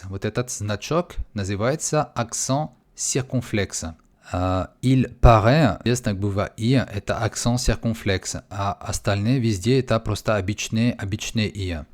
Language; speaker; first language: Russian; non-native, fluent; French